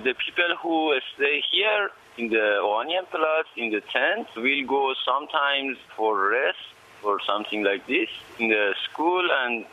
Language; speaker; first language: English; non-native, learner; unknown